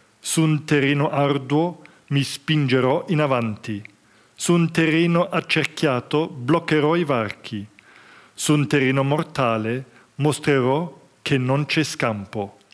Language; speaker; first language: Italian; non-native, fluent; German